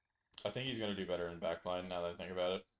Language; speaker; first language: English; native; English